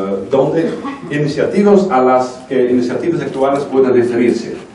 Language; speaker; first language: Spanish; non-native, fluent; Dutch